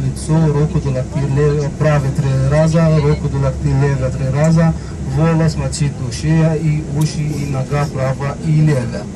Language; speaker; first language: Russian; non-native, fluent; Arabic